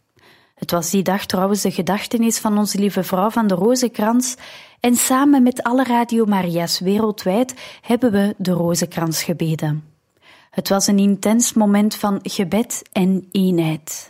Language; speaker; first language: Dutch; native; Dutch